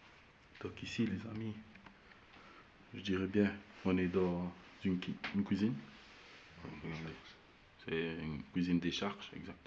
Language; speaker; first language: French; native; French